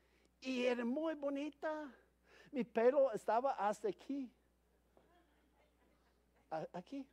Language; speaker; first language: Spanish; non-native, fluent; English